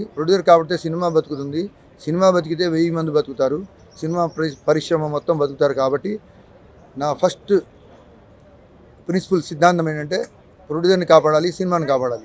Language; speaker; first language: Telugu; native; Telugu